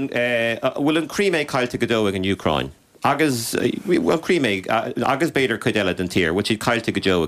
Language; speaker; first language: Irish; native; Irish